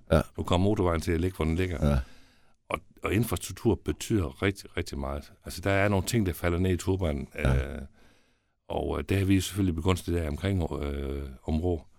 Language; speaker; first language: Danish; native; Danish